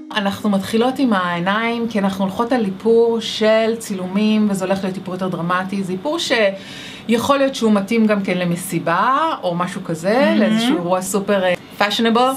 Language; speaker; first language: Hebrew; native; Hebrew